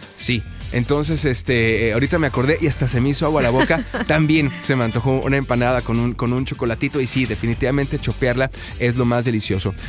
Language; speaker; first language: Spanish; native; Spanish